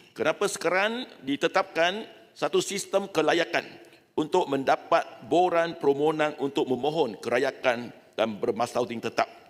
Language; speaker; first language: Malay; non-native, local second language; Chinese